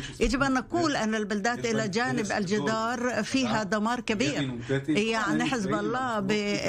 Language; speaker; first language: Arabic; non-native, fluent; Hebrew